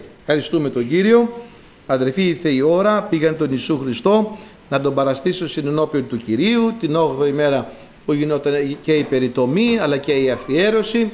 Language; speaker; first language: Greek; native; Greek